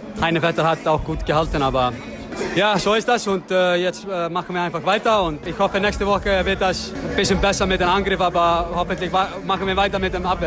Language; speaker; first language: German; non-native, fluent; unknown